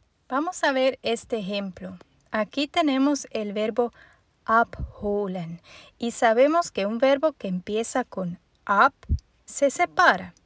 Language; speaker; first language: Spanish; non-native, fluent; German